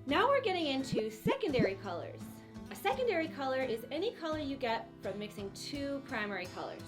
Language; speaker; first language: English; native; English